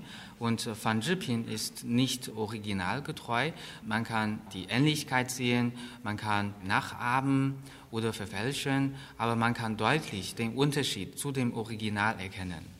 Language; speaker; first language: German; non-native, fluent; Chinese